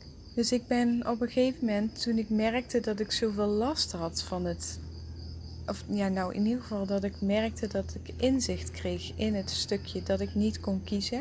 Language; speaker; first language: Dutch; native; Dutch